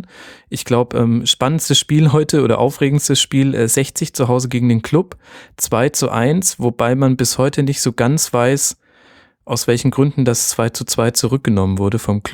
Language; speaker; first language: German; native; German